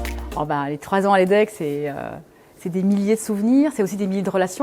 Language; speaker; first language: French; native; French